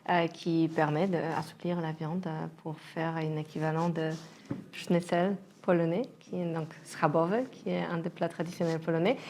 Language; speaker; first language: French; non-native, fluent; Polish